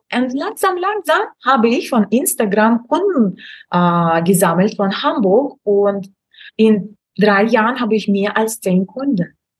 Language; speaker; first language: German; non-native, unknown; Russian